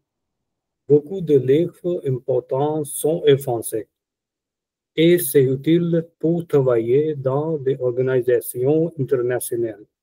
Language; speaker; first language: French; non-native, learner; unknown